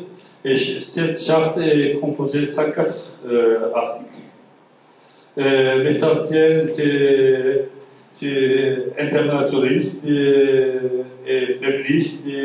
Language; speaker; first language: French; non-native, fluent; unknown